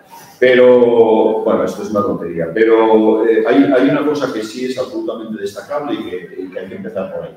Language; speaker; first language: Spanish; early bilingual, heritage; Spanish